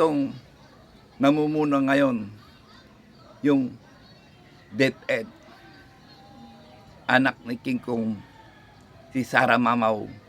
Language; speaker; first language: Filipino; native; Filipino